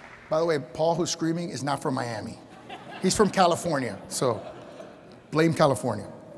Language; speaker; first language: English; native; English